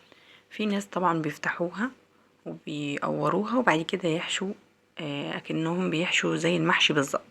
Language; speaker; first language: Arabic; native; Arabic